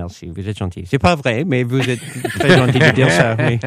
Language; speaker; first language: French; non-native, fluent; English